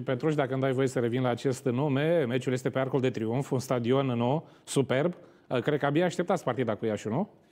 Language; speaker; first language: Romanian; native; Romanian